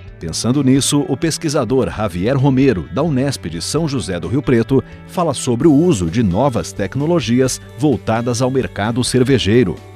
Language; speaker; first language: Portuguese; native; Portuguese